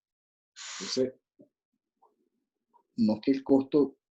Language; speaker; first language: Spanish; native; Spanish